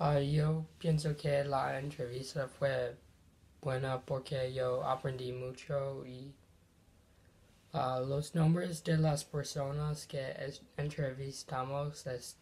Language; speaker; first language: Spanish; non-native, learner; English